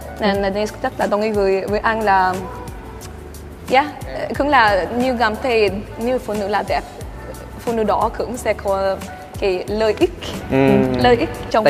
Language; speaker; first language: Vietnamese; early bilingual, heritage; Swedish